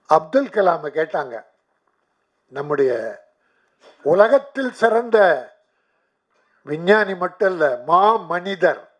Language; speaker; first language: Tamil; native; Tamil